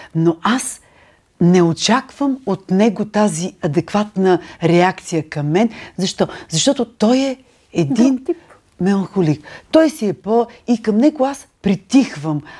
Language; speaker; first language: Bulgarian; native; Bulgarian